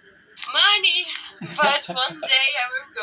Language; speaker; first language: English; non-native, learner; Portuguese